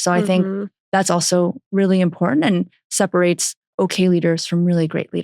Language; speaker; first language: English; native; English